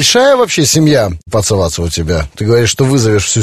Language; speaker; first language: Russian; native; Russian